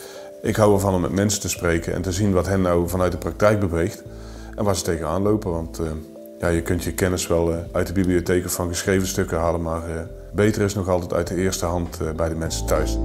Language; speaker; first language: Dutch; native; Dutch